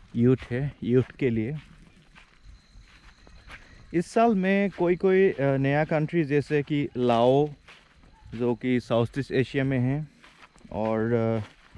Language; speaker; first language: Hindi; non-native, local second language; Assamese